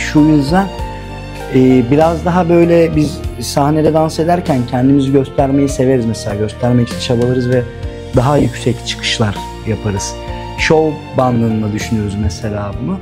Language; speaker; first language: Turkish; native; Turkish